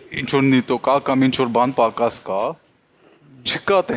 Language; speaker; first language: Armenian; non-native, learner; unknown